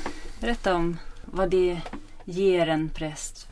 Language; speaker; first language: Swedish; native; Swedish